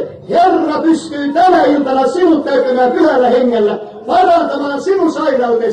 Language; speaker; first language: Finnish; native; Finnish